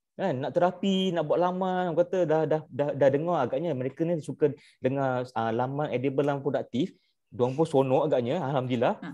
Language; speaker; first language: Malay; native; Malay